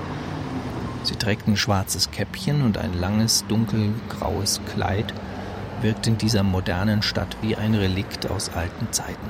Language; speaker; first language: German; native; German